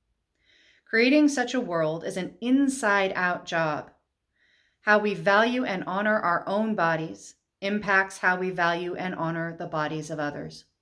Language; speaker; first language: English; native; English